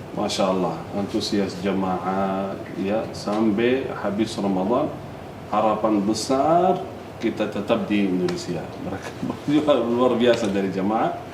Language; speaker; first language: Indonesian; non-native, fluent; Arabic